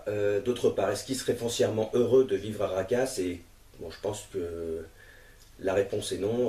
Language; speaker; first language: French; native; French